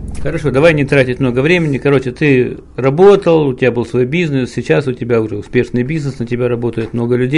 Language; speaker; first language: Russian; native; Russian